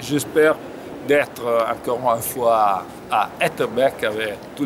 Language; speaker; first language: French; non-native, learner; Italian